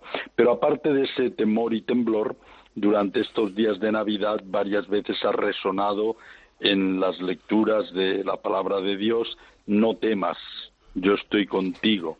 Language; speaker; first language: Spanish; native; Spanish